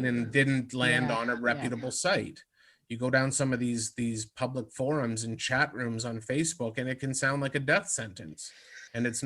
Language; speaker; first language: English; native; English